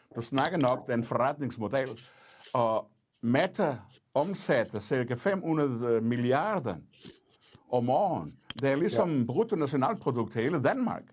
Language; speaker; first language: Danish; non-native, fluent; Portuguese